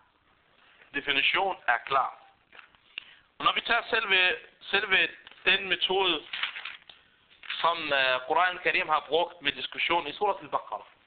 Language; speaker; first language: Danish; non-native, fluent; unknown